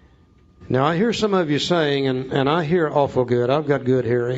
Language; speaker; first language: English; native; English